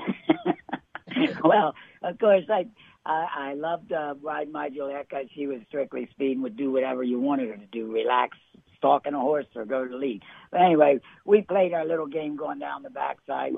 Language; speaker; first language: English; native; English